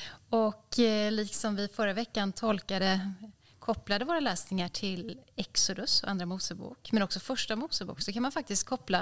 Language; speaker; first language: Swedish; native; Swedish